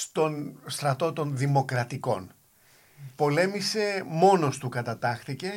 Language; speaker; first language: Greek; native; Greek